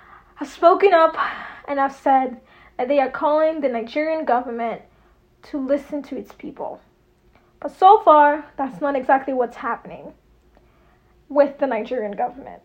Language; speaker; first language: English; non-native, local second language; Yoruba